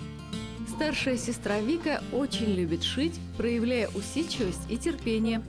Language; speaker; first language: Russian; native; Russian